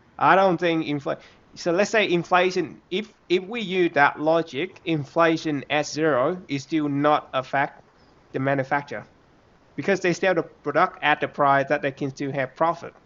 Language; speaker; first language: English; non-native, fluent; Vietnamese